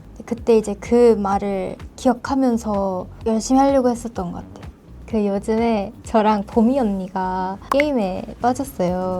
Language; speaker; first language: Korean; non-native, fluent; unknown